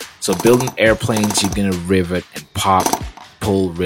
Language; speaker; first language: English; non-native, local second language; Yoruba